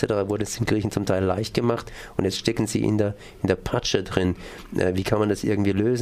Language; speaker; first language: German; native; German